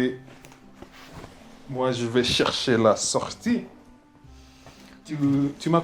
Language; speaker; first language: French; non-native, fluent; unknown